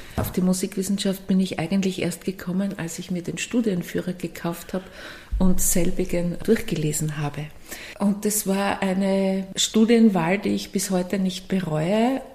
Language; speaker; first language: German; native; German